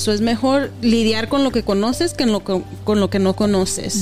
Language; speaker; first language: Spanish; early bilingual, heritage; Spanish